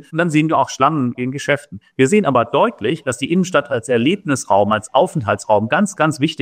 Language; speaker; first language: German; native; German